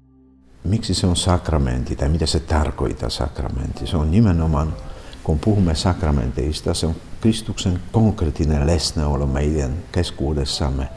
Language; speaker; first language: Finnish; non-native, fluent; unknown